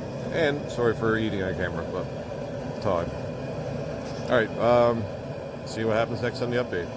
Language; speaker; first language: English; native; English